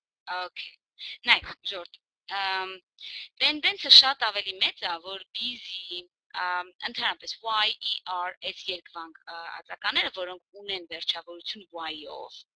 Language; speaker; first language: English; non-native, fluent; Armenian